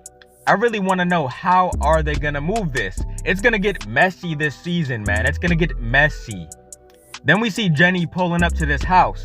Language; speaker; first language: English; native; English